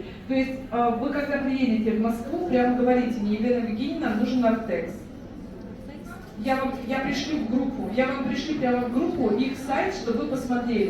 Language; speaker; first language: Russian; native; Russian